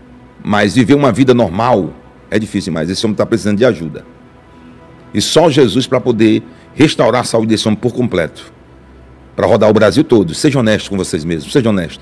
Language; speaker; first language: Portuguese; native; Portuguese